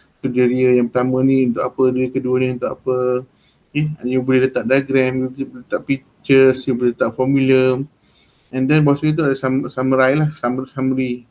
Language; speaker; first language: Malay; native; Malay